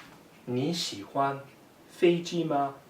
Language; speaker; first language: Chinese; non-native, fluent; English